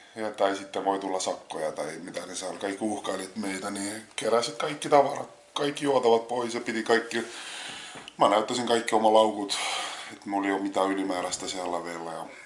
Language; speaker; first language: Finnish; native; Finnish